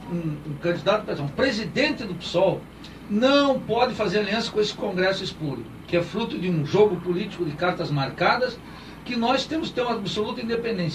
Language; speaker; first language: Portuguese; native; Portuguese